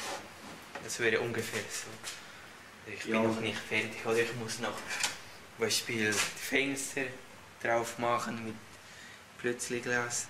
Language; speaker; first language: German; non-native, learner; Spanish